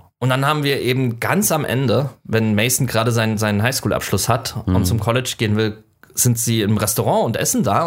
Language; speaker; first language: German; native; German